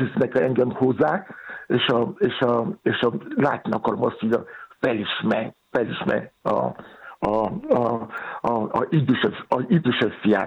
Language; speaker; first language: Hungarian; non-native, learner; Yoruba